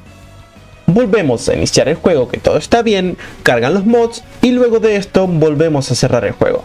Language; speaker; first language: Spanish; native; Spanish